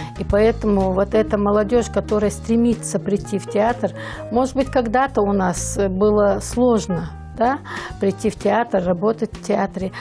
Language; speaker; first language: Russian; non-native, local second language; Ingush